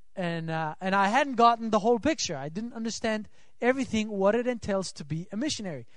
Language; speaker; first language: English; non-native, fluent; Swiss German